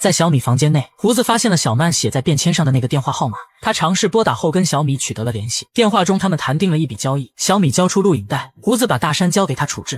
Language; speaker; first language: Chinese; native; Chinese